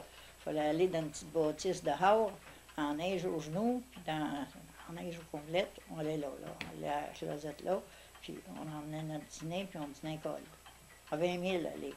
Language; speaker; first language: French; native; French